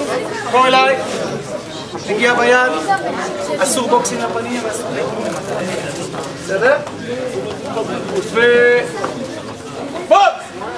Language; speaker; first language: Hebrew; native; Hebrew